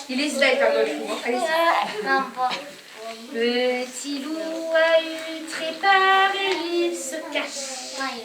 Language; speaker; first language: French; native; French